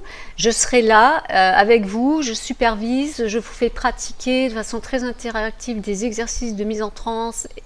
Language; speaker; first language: French; native; French